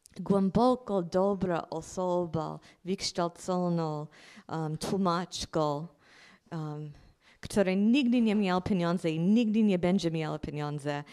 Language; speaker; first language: Polish; non-native, fluent; English